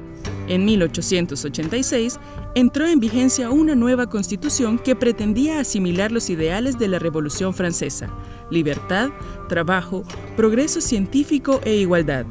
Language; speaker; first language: Spanish; native; Spanish